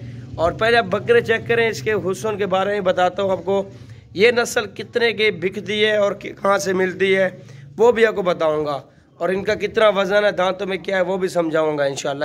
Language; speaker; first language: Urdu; non-native, local second language; Saraiki